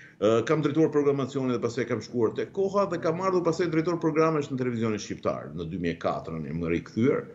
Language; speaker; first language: Albanian; native; Albanian